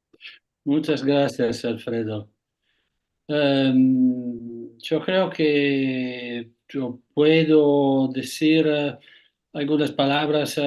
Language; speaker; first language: Spanish; non-native, fluent; Italian